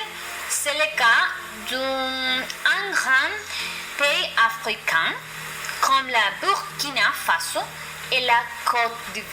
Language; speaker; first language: French; non-native, learner; Spanish